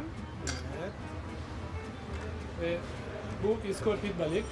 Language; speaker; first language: Turkish; non-native, learner; Italian